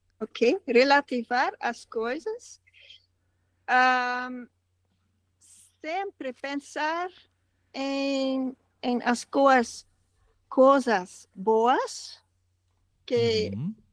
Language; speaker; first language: Portuguese; non-native, learner; Dutch